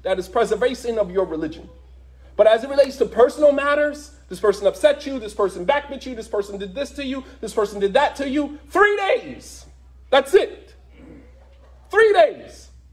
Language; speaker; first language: English; native; English